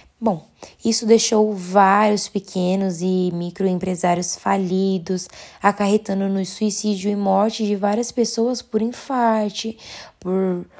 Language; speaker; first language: Portuguese; native; Portuguese